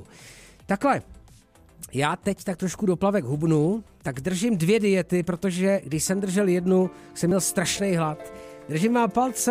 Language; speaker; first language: Czech; native; Czech